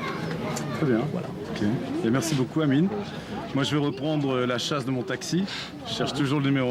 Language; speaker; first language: French; native; French